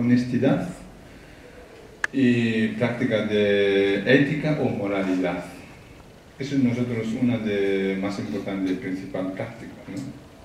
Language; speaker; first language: Spanish; non-native, learner; Tibetan